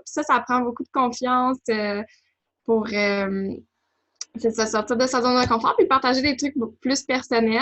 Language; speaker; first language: French; native; French